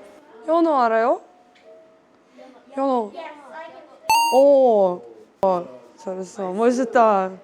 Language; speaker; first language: Korean; non-native, learner; Russian